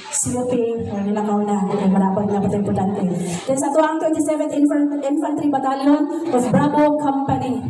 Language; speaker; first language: Cebuano; native; Cebuano